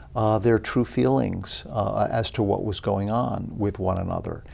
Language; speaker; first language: English; native; English